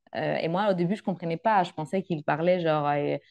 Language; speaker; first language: French; non-native, fluent; Greek